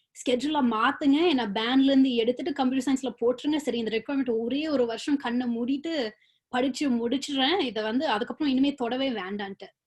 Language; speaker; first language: Tamil; early bilingual, other home language; English